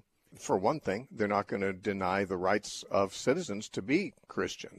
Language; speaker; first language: English; native; English